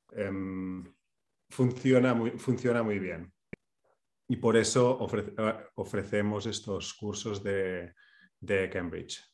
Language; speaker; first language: Spanish; non-native, local second language; Catalan